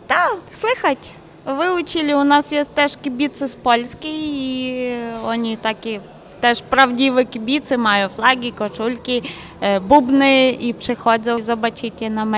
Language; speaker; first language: Polish; non-native, learner; Ukrainian